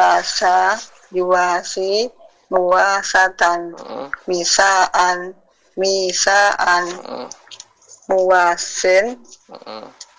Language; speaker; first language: Arabic; non-native, learner; Indonesian